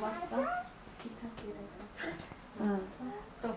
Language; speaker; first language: Korean; native; Korean